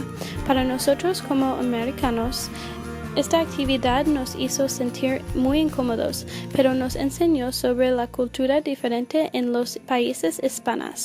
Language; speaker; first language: Spanish; early bilingual, heritage; English